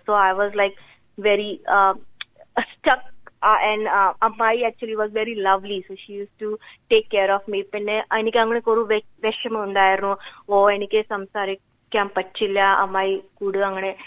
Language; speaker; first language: Malayalam; non-native, local second language; Marathi